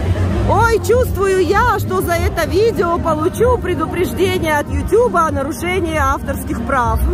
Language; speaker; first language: Russian; native; Russian